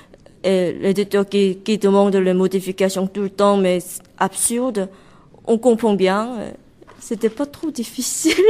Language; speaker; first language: French; non-native, learner; Korean